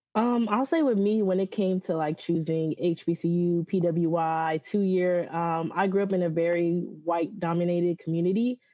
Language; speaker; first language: English; early bilingual, other home language; Yoruba